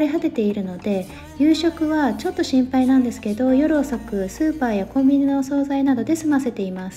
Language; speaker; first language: Japanese; native; Japanese